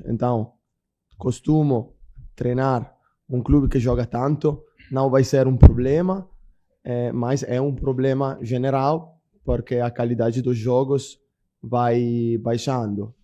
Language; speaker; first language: Portuguese; non-native, fluent; Italian